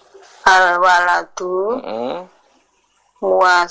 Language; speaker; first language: Arabic; non-native, learner; Indonesian